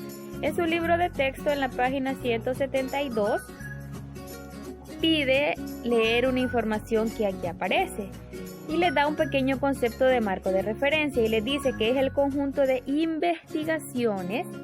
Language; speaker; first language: Spanish; native; Spanish